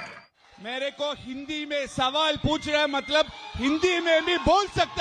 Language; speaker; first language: Hindi; non-native, local second language; Tamil